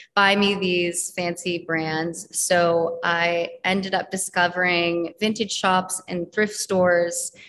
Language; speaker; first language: English; native; English